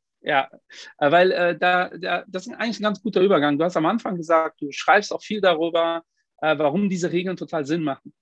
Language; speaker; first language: German; early bilingual, other home language; Portuguese